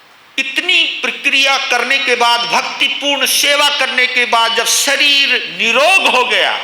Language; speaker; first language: Hindi; native; Hindi